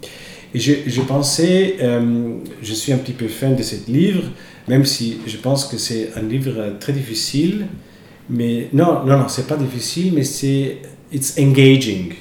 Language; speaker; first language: French; non-native, fluent; Italian